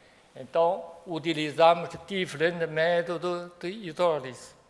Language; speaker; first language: Portuguese; non-native, fluent; Chinese